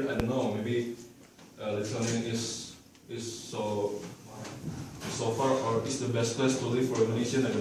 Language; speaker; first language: English; non-native, learner; Indonesian